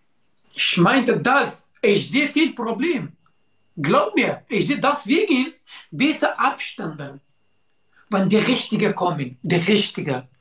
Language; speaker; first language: German; non-native, learner; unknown